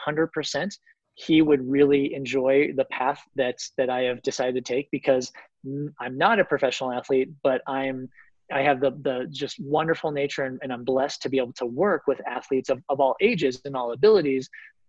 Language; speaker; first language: English; native; English